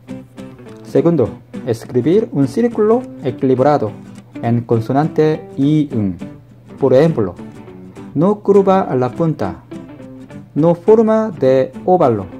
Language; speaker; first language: Spanish; non-native, learner; Korean